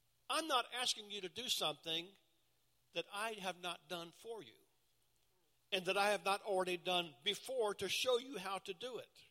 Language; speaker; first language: English; native; English